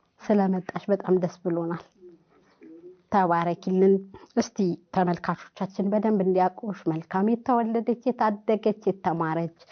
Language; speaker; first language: Amharic; native; Amharic